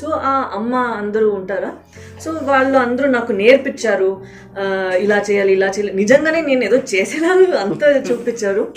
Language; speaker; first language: Telugu; non-native, fluent; Tamil